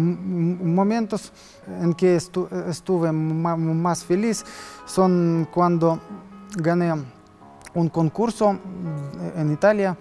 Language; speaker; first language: Spanish; non-native, learner; Russian